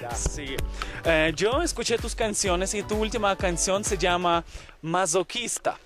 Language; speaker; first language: Spanish; non-native, fluent; Ukrainian